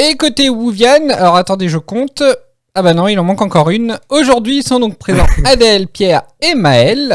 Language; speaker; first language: French; native; French